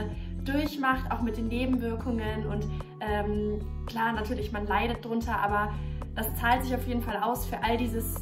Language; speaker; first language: German; native; German